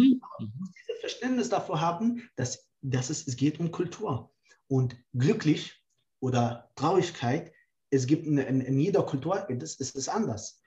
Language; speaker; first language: German; non-native, fluent; Kurdish